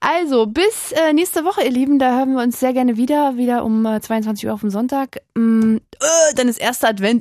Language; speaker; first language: German; native; German